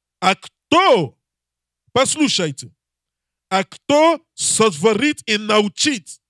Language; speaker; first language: Russian; non-native, learner; English